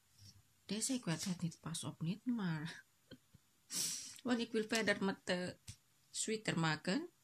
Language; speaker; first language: Dutch; non-native, local second language; Indonesian